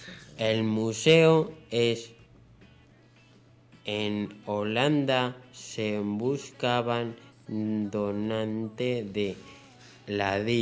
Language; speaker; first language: Spanish; native; Spanish